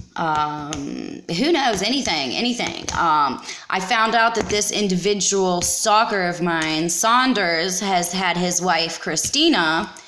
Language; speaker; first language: English; native; English